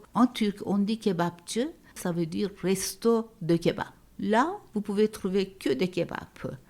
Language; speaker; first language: French; non-native, fluent; Turkish